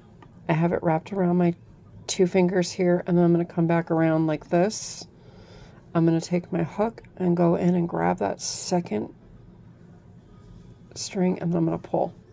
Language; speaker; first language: English; native; English